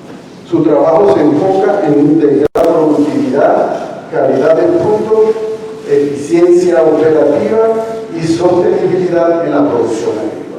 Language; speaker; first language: Spanish; native; Spanish